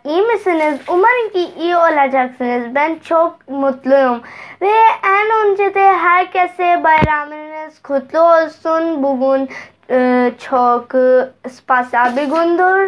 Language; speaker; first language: Turkish; non-native, learner; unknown